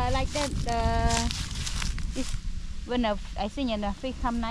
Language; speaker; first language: English; non-native, local second language; Khmer